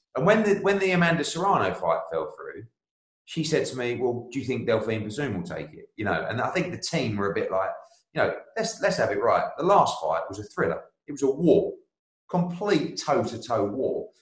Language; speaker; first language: English; native; English